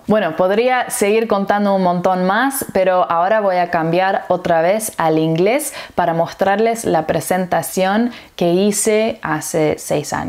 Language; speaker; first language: Spanish; early bilingual, heritage; English